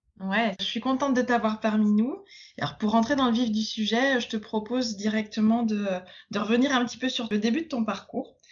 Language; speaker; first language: French; native; French